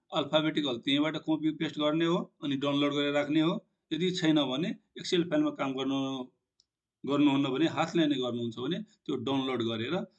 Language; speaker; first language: Nepali; non-native, local second language; Maithili